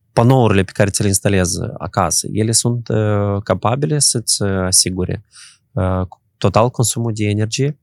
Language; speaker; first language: Romanian; native; Romanian